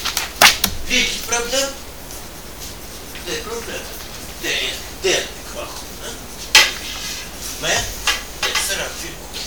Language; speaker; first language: Swedish; non-native, fluent; Russian